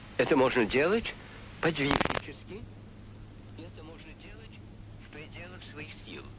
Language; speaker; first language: Russian; early bilingual, heritage; Russian